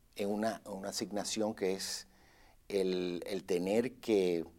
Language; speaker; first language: Spanish; native; Spanish